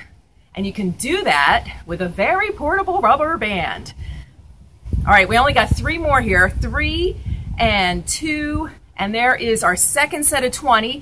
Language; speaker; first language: English; native; English